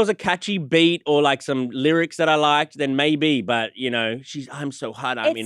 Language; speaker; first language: English; native; English